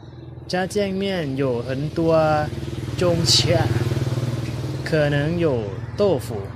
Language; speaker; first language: Chinese; non-native, learner; Lao